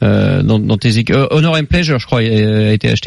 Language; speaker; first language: French; native; French